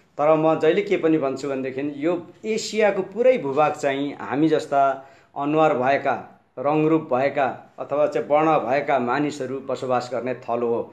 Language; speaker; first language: Nepali; non-native, local second language; Limburgish